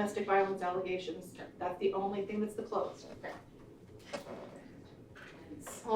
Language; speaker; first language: English; native; English